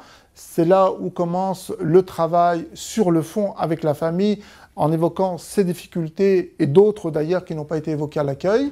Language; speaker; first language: French; native; French